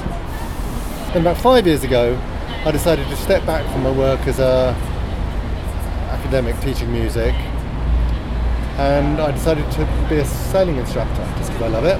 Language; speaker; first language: English; native; English